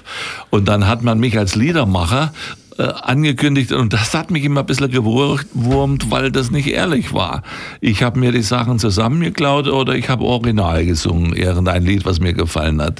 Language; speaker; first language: German; native; German